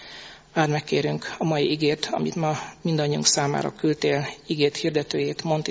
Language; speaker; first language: Hungarian; native; Hungarian